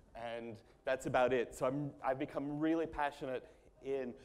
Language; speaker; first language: English; native; English